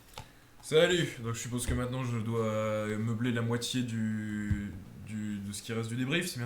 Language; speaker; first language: French; native; French